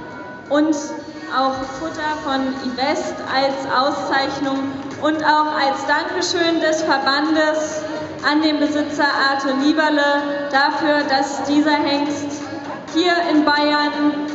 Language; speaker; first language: German; native; German